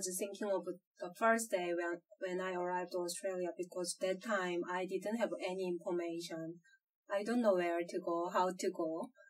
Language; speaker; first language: English; non-native, fluent; Korean